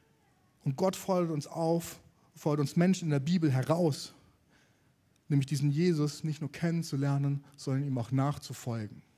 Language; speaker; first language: German; native; German